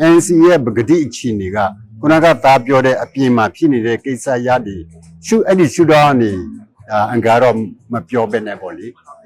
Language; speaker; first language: Burmese; non-native, local second language; S'gaw Karen